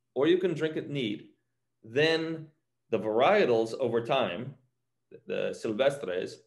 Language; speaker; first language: English; native; English